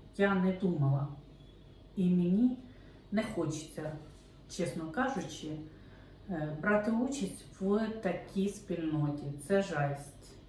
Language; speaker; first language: Ukrainian; non-native, local second language; Russian